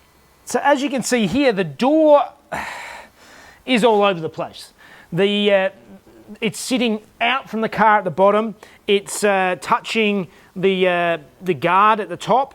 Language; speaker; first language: English; native; English